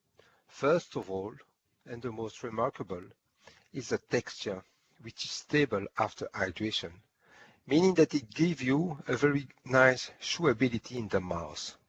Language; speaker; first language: English; non-native, fluent; French